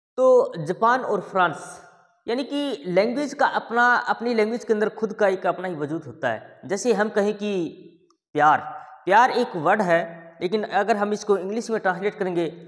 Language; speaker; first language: Hindi; native; Hindi